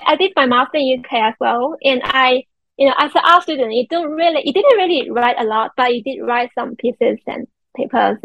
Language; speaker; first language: English; non-native, fluent; Chinese